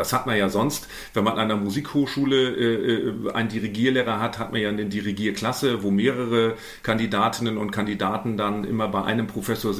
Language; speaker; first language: German; native; German